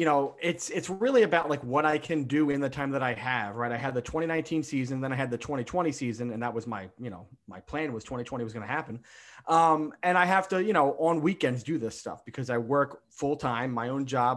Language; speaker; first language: English; native; English